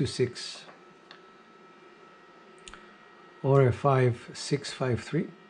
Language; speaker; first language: English; non-native, fluent; Greek